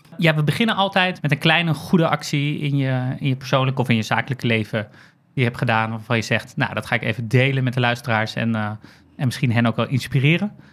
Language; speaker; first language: Dutch; native; Dutch